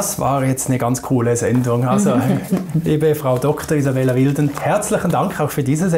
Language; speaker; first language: German; native; German